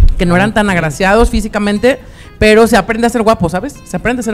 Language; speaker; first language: Spanish; native; Spanish